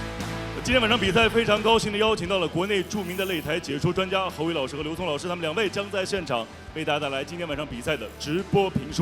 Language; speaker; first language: Chinese; native; Chinese